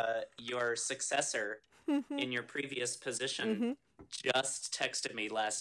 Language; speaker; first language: English; native; English